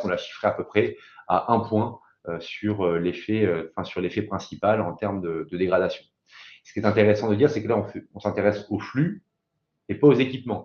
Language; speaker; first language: French; native; French